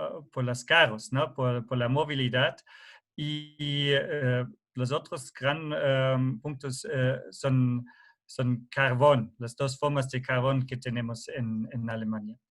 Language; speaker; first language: Spanish; non-native, fluent; German